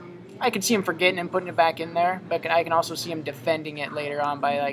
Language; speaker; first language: English; native; English